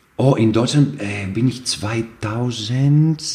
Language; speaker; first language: German; non-native, fluent; Greek